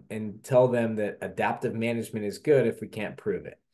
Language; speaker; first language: English; native; English